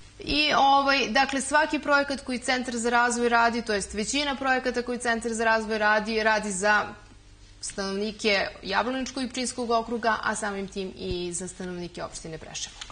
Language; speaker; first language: Serbian; native; Serbian